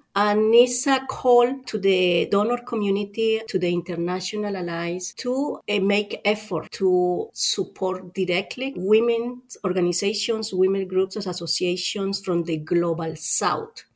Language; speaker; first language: English; non-native, fluent; Spanish